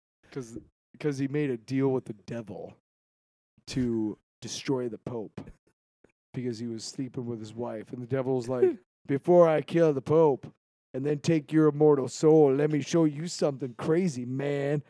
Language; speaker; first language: English; native; English